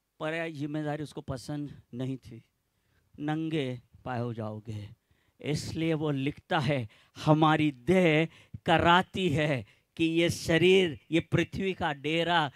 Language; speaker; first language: Hindi; non-native, local second language; Gujarati